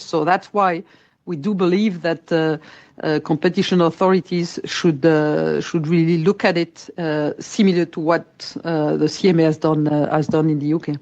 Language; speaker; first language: English; non-native, fluent; French